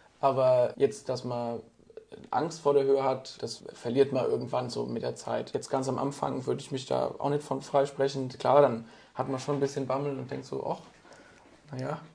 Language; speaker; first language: German; native; German